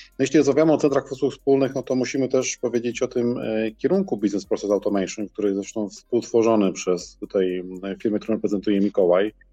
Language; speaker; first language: Polish; native; Polish